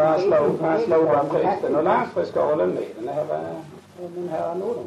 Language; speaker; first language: Swedish; native; Swedish